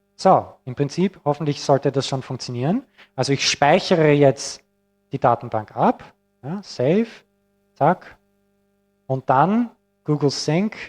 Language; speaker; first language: German; non-native, fluent; English